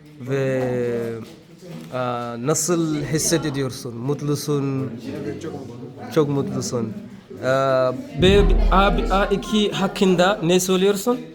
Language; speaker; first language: Turkish; non-native, learner; Arabic